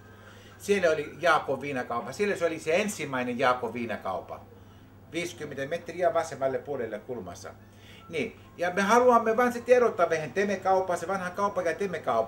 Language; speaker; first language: Finnish; non-native, learner; Greek